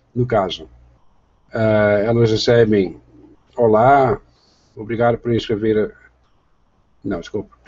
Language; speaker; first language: Portuguese; non-native, fluent; Dutch